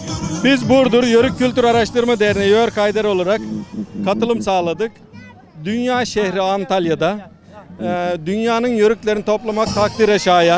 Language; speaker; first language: Turkish; native; Turkish